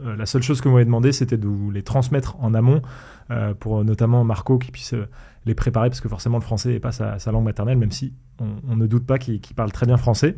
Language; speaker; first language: French; native; French